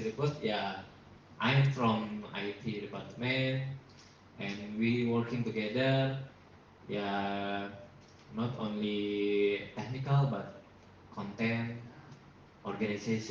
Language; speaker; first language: English; non-native, learner; Indonesian